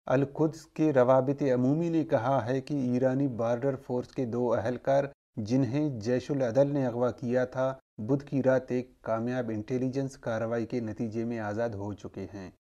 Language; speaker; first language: Urdu; non-native, local second language; Baluchi